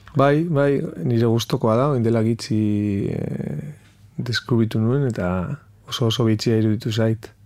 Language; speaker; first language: Basque; non-native, local second language; Spanish